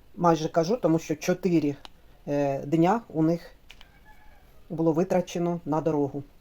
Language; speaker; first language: Ukrainian; non-native, local second language; Russian